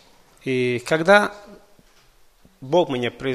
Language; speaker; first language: Russian; non-native, local second language; Ukrainian